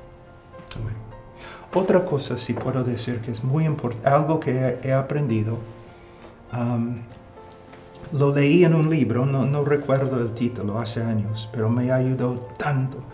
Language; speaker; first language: Spanish; non-native, fluent; English